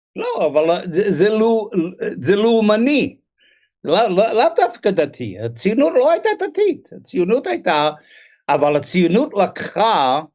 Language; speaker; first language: Hebrew; non-native, fluent; English